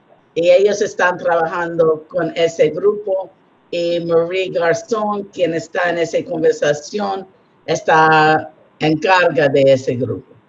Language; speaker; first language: Spanish; non-native, learner; English